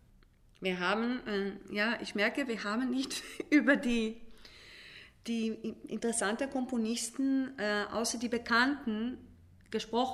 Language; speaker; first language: German; non-native, fluent; Hebrew